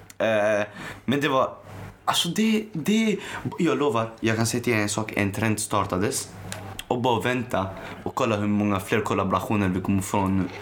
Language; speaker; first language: Swedish; early bilingual, other home language; Arabic